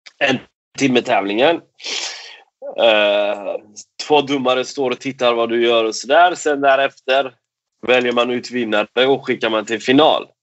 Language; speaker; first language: Swedish; non-native, fluent; Persian